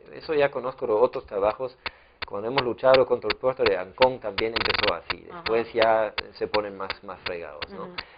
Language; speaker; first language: Spanish; non-native, fluent; German